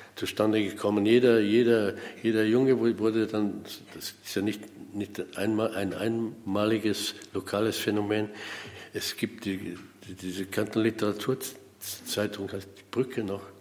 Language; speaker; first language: German; native; German